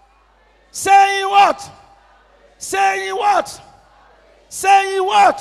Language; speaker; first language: English; non-native, local second language; Akan